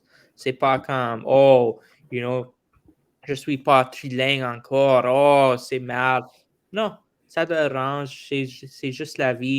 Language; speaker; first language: French; non-native, local second language; English